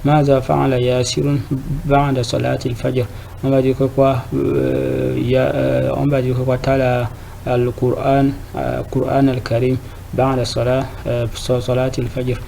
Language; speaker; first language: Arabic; non-native, fluent; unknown